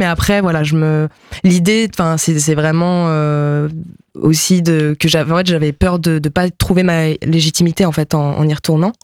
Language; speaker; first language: French; early bilingual, other home language; Japanese